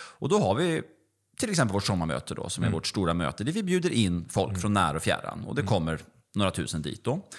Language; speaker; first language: Swedish; native; Swedish